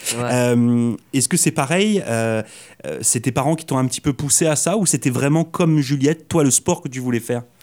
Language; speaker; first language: French; native; French